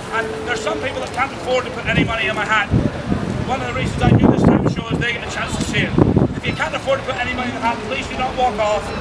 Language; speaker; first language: English; native; English